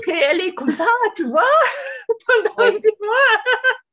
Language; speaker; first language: French; non-native, fluent; English